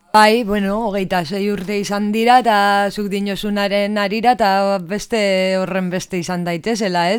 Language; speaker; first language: Basque; native; Basque